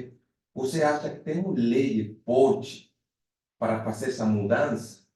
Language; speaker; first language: Portuguese; non-native, fluent; Spanish